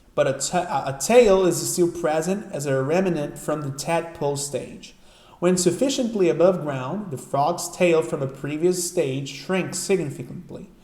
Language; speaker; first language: English; non-native, fluent; Portuguese